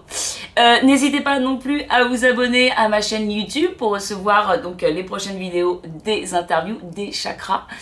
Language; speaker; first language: French; native; French